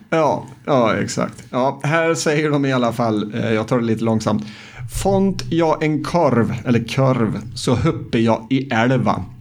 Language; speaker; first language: Swedish; native; Swedish